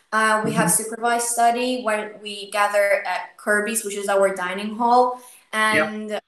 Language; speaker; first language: English; non-native, fluent; Ukrainian